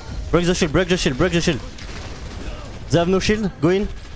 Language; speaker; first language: English; non-native, learner; French